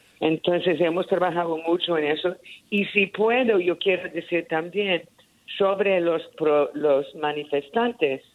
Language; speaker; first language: Spanish; early bilingual, heritage; Spanish